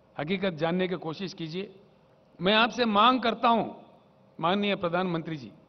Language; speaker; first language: Hindi; non-native, local second language; Telugu